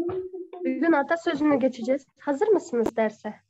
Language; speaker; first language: Turkish; non-native, fluent; Kyrgyz